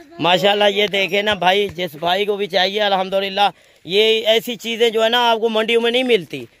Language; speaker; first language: Urdu; non-native, local second language; Punjabi